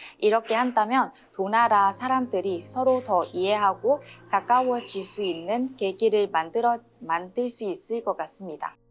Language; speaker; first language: Korean; non-native, learner; Vietnamese